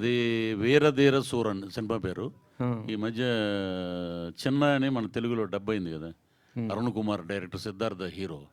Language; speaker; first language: Telugu; native; Telugu